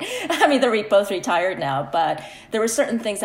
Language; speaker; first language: English; early bilingual, other home language; Korean